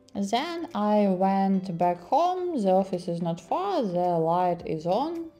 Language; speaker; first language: English; non-native, learner; Ukrainian